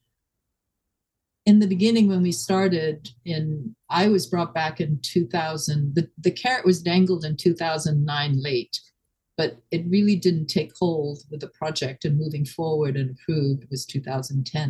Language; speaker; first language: English; non-native, local second language; Wu Chinese